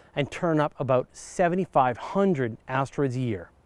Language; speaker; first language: English; native; English